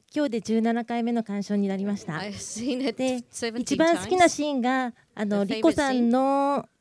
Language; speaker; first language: Japanese; non-native, fluent; Indonesian